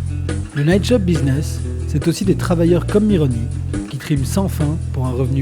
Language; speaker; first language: French; native; French